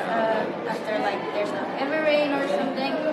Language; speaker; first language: English; non-native, learner; Indonesian